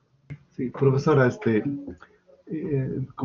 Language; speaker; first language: Spanish; native; Spanish